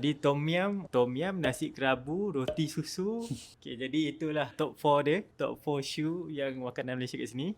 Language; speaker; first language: Malay; native; Malay